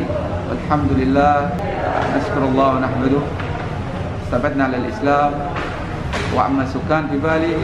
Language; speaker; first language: Arabic; early bilingual, heritage; Indonesian